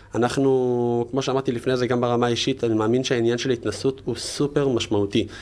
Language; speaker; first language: Hebrew; native; Hebrew